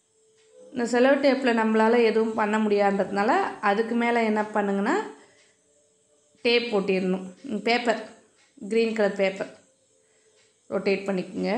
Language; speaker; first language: Tamil; native; Tamil